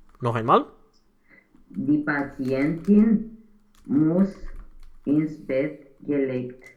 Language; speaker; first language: German; non-native, learner; Romanian